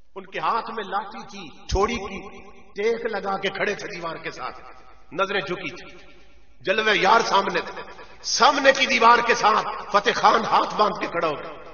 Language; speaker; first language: Urdu; native; Urdu